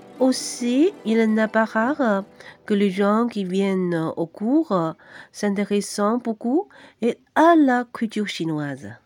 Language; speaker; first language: French; non-native, fluent; Chinese